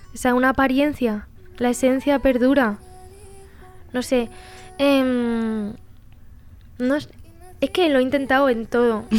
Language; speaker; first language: Spanish; native; Spanish